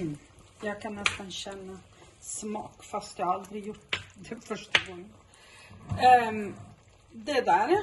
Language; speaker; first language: Swedish; non-native, fluent; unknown